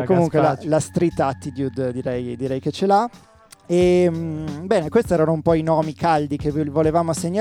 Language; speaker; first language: Italian; native; Italian